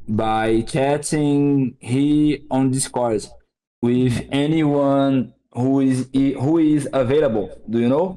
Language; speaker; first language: English; non-native, learner; Portuguese